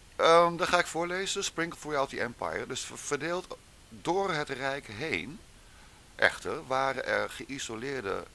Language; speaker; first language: Dutch; native; Dutch